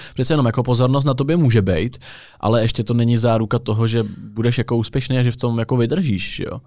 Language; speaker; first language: Czech; native; Czech